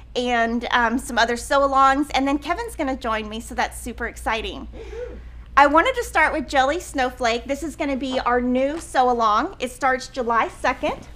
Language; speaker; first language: English; native; English